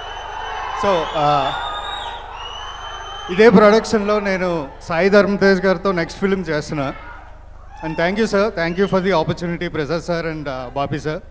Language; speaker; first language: Telugu; native; Telugu